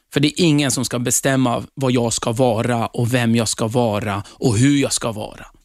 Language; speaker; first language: Swedish; early bilingual, other home language; Kurdish